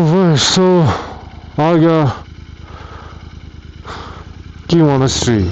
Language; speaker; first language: Hindi; non-native, local second language; Tibetan